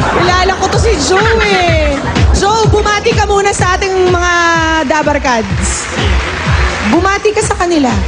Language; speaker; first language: Filipino; native; Filipino